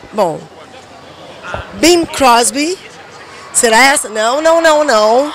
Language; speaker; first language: Portuguese; native; Portuguese